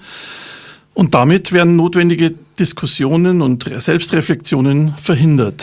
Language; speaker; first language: German; native; German